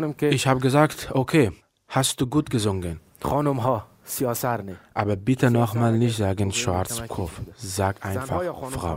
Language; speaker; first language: German; non-native, learner; Persian